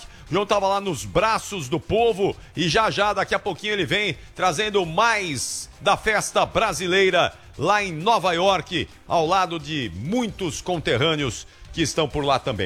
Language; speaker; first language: Portuguese; native; Portuguese